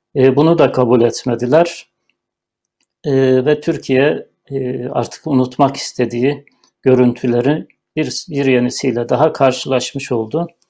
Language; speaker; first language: Turkish; native; Turkish